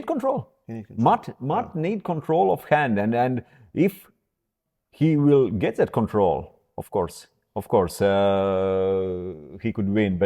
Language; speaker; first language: English; non-native, fluent; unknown